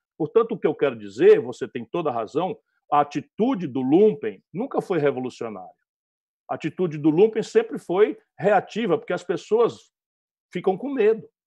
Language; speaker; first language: Portuguese; native; Portuguese